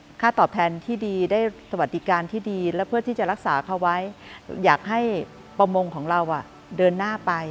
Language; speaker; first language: Thai; native; Thai